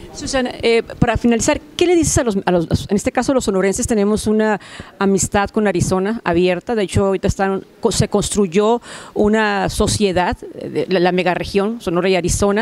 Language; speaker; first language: Spanish; native; Spanish